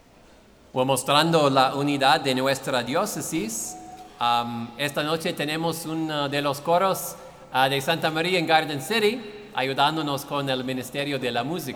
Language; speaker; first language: Spanish; non-native, fluent; English